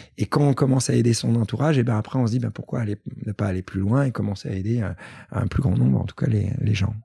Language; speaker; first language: French; early bilingual, other home language; Greek